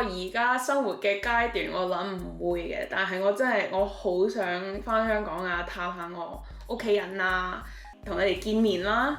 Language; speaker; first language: Cantonese; early bilingual, heritage; Cantonese